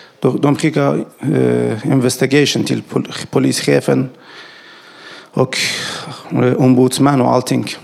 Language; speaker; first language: Swedish; non-native, learner; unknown